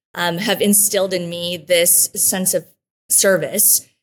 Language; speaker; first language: English; early bilingual, other home language; Spanish